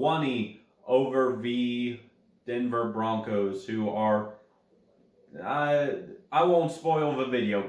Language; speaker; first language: English; native; English